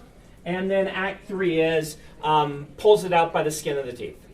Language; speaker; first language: English; native; English